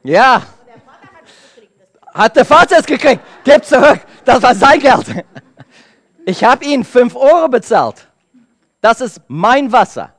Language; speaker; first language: German; non-native, learner; English